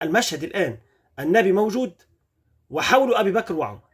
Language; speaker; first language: Arabic; native; Arabic